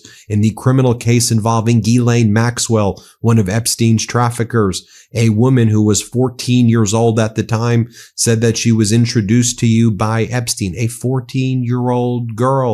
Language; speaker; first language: English; native; English